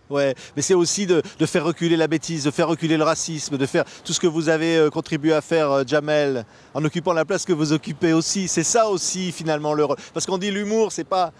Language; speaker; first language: French; native; French